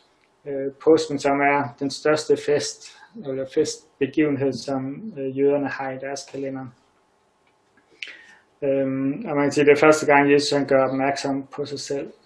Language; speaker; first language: Danish; native; Danish